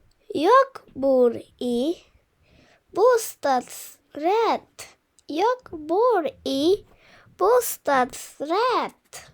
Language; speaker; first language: Swedish; non-native, fluent; Bangla